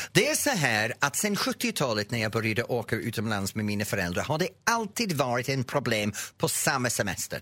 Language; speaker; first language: Swedish; non-native, fluent; English